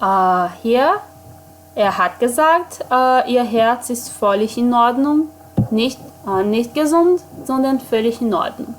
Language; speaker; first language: German; non-native, fluent; Portuguese